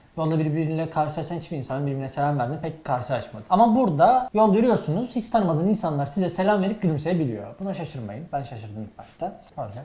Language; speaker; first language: Turkish; native; Turkish